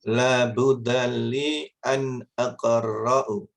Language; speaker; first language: Arabic; non-native, learner; Indonesian